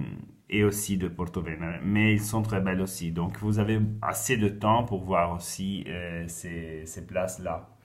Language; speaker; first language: French; non-native, fluent; Italian